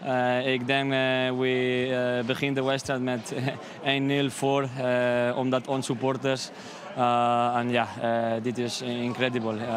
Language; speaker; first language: Dutch; non-native, learner; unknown